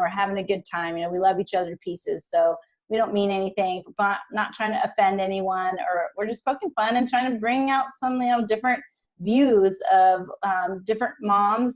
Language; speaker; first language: English; native; English